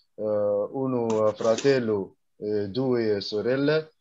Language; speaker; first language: Italian; non-native, fluent; Arabic